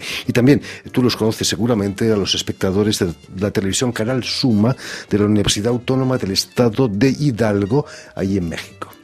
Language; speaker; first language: Spanish; native; Spanish